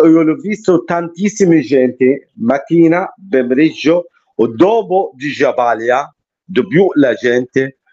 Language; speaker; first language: Italian; non-native, learner; Arabic